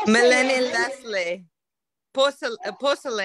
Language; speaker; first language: Greek; non-native, learner; English